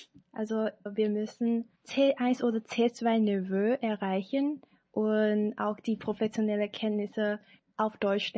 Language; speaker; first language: German; non-native, learner; Chinese